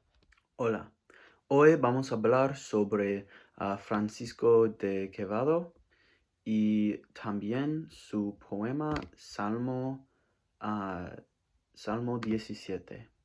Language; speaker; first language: Spanish; non-native, learner; English